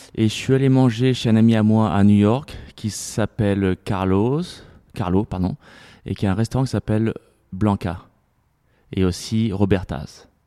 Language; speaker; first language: French; native; French